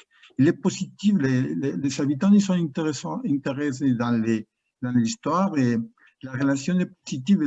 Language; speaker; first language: French; non-native, learner; Spanish